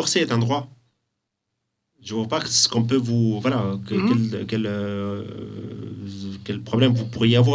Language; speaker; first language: French; native; French